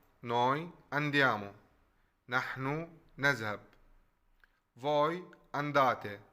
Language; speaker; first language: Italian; non-native, fluent; Arabic